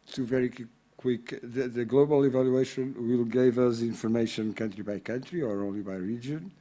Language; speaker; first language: English; non-native, fluent; Portuguese